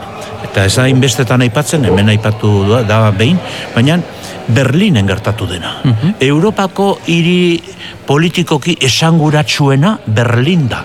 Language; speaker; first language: Basque; native; Basque